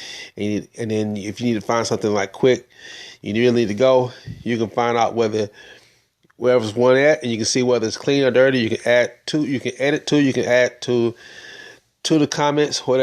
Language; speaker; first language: English; native; English